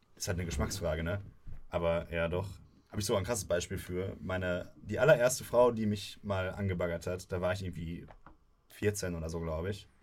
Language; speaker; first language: German; native; German